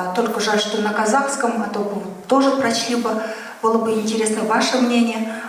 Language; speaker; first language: Russian; non-native, local second language; Kazakh